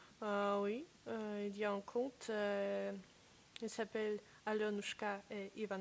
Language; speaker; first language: French; non-native, learner; Russian